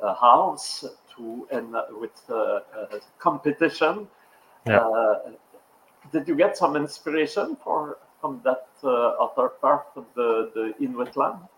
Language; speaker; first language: English; non-native, local second language; French